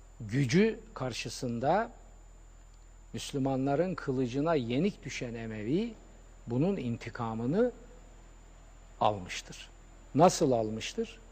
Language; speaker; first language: Turkish; native; Turkish